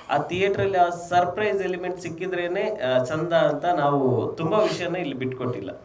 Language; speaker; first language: Kannada; native; Kannada